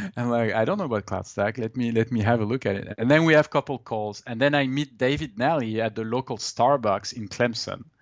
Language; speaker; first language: English; non-native, fluent; French